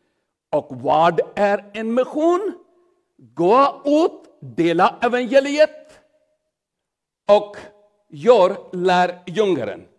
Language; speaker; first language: Swedish; non-native, learner; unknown